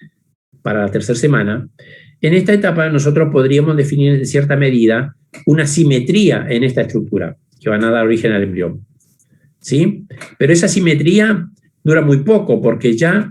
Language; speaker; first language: Spanish; native; Spanish